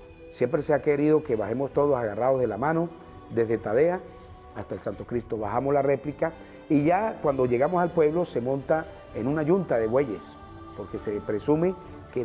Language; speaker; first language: Spanish; native; Spanish